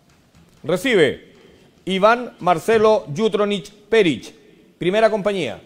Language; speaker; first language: Spanish; native; Spanish